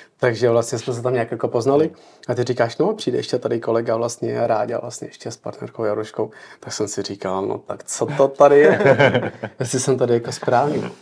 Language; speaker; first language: Czech; early bilingual, other home language; Ukrainian